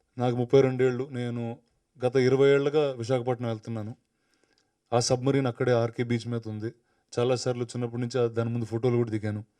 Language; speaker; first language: Telugu; native; Telugu